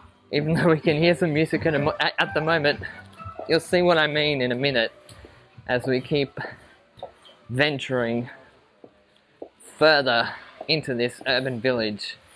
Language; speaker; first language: English; native; English